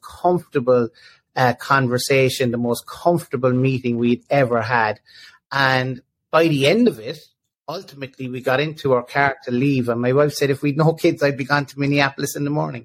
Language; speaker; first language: English; native; English